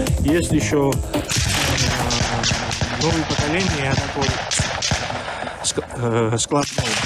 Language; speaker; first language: Russian; non-native, learner; Georgian